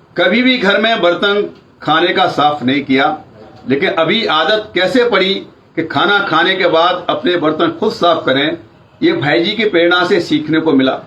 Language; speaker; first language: Hindi; native; Hindi